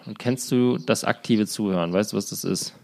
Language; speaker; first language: German; native; German